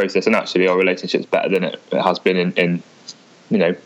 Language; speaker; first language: English; native; English